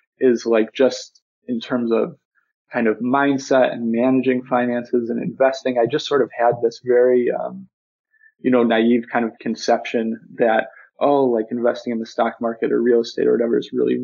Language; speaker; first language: English; native; English